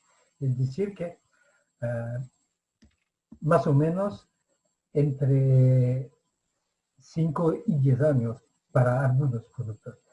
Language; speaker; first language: Spanish; non-native, fluent; French